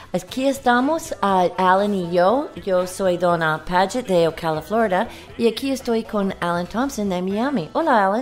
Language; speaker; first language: Spanish; non-native, learner; English